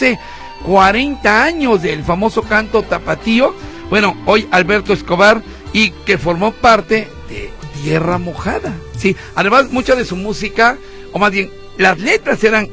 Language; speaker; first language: Spanish; native; Spanish